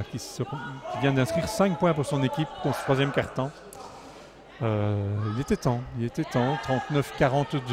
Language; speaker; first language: French; native; French